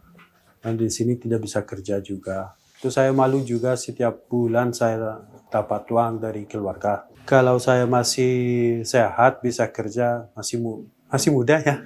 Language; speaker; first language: Indonesian; non-native, learner; Persian